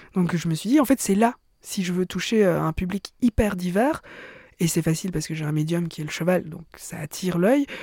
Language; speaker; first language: French; native; French